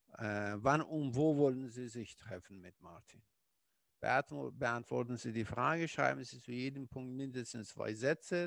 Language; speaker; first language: German; non-native, fluent; Persian